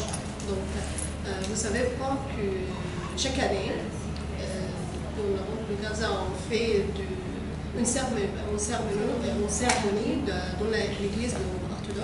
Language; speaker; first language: French; non-native, learner; Arabic